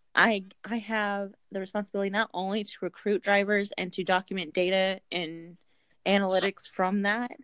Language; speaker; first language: English; native; English